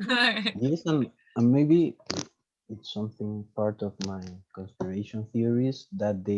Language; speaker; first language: English; non-native, fluent; Spanish